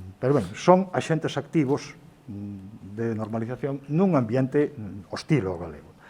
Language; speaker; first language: Galician; native; Galician